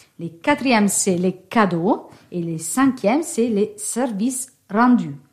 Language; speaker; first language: French; non-native, fluent; Italian